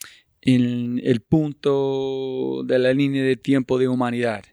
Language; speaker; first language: Spanish; non-native, fluent; English